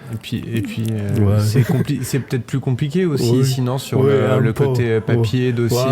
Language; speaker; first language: French; native; French